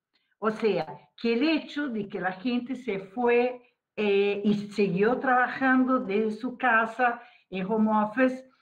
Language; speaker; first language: Spanish; non-native, fluent; Portuguese